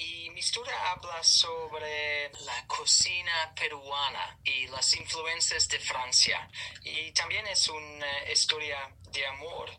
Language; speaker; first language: Spanish; non-native, learner; English